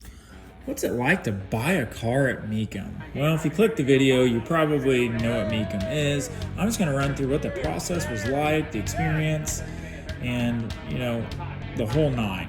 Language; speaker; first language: English; native; English